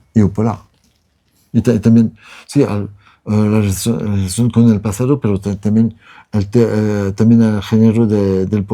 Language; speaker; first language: Spanish; non-native, learner; French